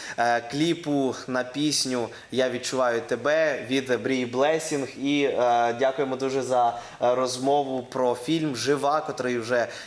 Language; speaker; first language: Ukrainian; native; Ukrainian